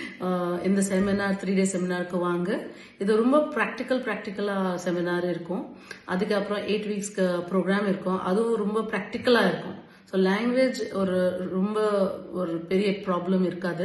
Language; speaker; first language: Tamil; non-native, fluent; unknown